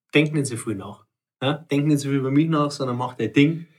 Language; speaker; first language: German; native; German